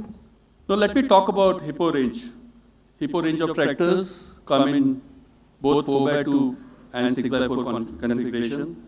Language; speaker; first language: English; non-native, local second language; Hindi